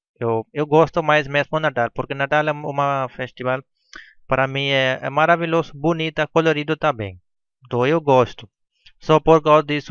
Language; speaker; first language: Portuguese; non-native, learner; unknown